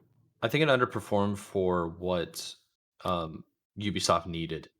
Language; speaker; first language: English; native; English